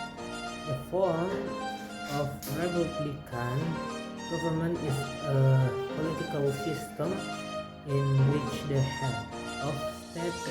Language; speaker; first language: English; non-native, learner; Indonesian